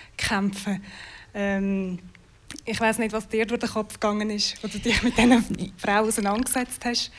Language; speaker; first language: German; native; German